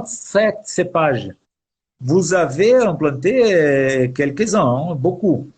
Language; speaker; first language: French; non-native, fluent; Portuguese